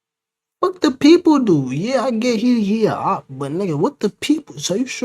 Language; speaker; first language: English; native; English